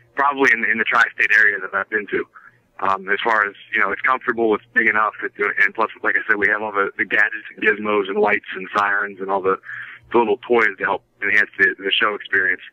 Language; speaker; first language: English; native; English